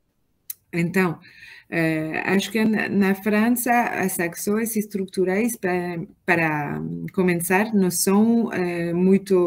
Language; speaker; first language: Portuguese; non-native, learner; French